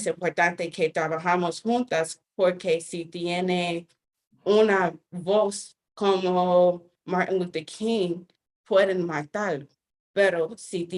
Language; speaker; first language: Spanish; non-native, fluent; English